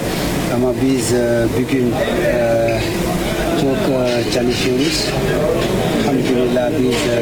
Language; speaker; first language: Turkish; non-native, learner; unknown